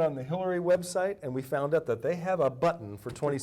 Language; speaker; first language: English; native; English